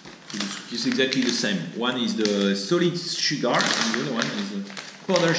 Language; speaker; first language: English; non-native, fluent; French